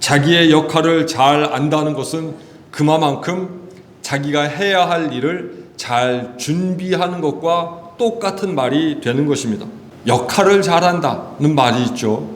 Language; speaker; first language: Korean; native; Korean